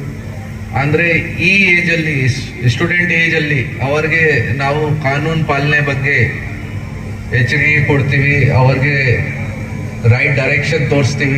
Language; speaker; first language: Kannada; non-native, fluent; Hindi